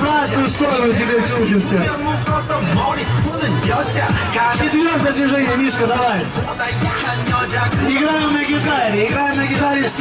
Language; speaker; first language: Russian; native; Russian